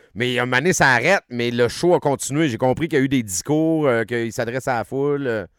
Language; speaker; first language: French; native; French